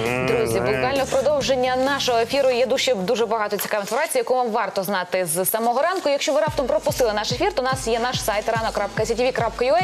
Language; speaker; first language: Ukrainian; native; Ukrainian